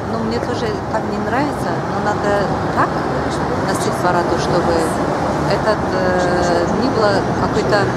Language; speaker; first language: Russian; non-native, local second language; Tajik